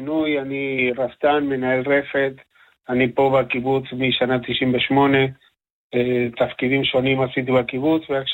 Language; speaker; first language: Hebrew; non-native, fluent; Spanish